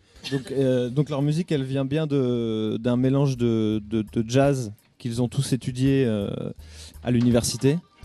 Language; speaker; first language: French; native; French